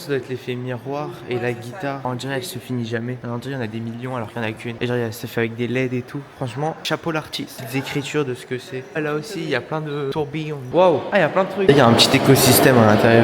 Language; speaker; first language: French; native; French